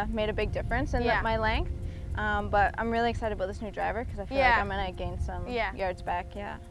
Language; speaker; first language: English; native; English